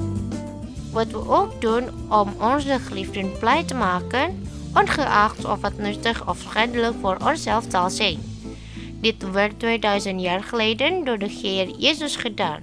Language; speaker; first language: Dutch; non-native, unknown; Indonesian